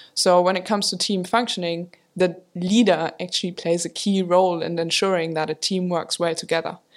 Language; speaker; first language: English; non-native, fluent; German